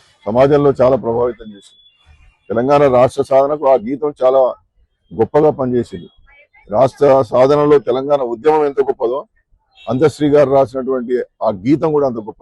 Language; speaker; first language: Telugu; native; Telugu